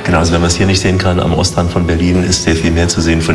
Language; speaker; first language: German; native; German